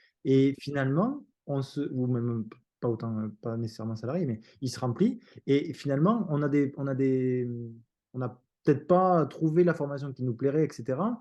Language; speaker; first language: French; native; French